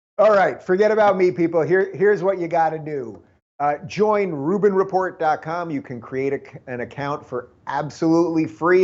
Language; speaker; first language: English; native; English